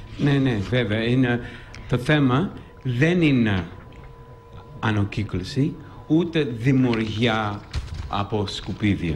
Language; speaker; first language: Greek; non-native, learner; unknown